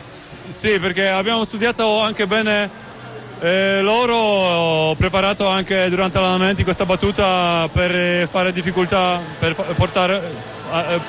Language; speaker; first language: Italian; non-native, fluent; Polish